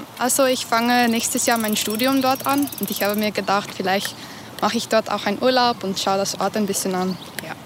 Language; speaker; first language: German; early bilingual, other home language; Afrikaans